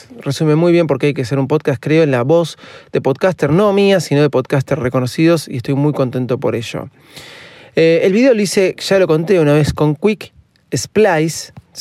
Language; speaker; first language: Spanish; native; Spanish